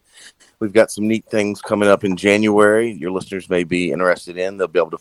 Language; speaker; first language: English; native; English